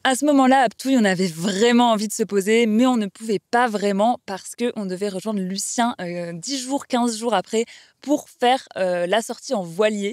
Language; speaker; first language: French; native; French